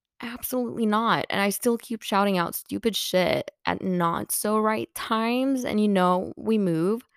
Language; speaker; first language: English; non-native, fluent; Swedish